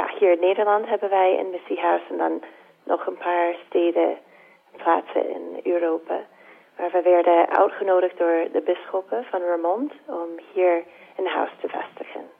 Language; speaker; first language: Dutch; non-native, fluent; English